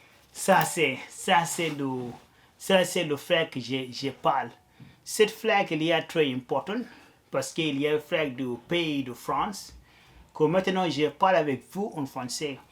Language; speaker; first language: French; non-native, learner; Arabic